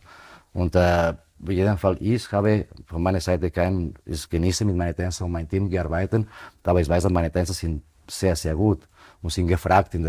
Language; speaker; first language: German; non-native, fluent; Spanish